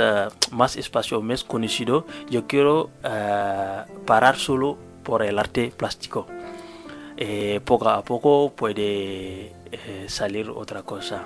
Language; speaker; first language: Spanish; non-native, learner; Wolof